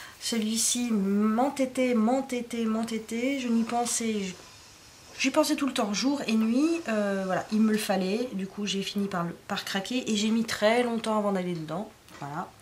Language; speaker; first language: French; native; French